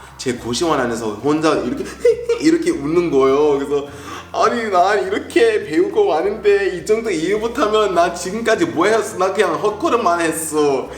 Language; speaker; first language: Korean; non-native, fluent; English